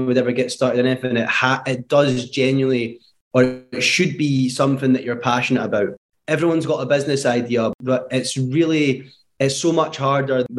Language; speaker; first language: English; native; English